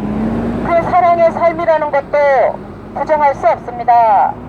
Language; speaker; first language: Korean; native; Korean